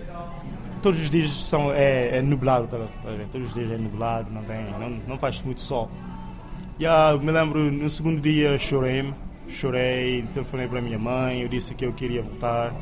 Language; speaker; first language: Portuguese; non-native, local second language; Kabuverdianu